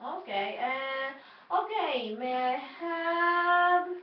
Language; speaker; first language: English; non-native, learner; Japanese